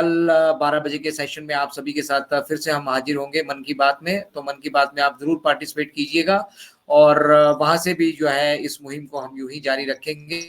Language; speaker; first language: Hindi; native; Hindi